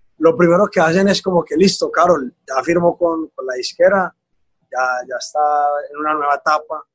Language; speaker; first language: Spanish; native; Spanish